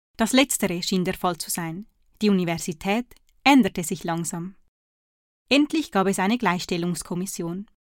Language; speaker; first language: German; native; German